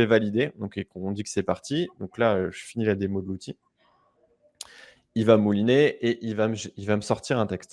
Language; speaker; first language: French; native; French